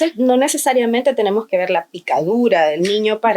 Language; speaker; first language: Spanish; native; Spanish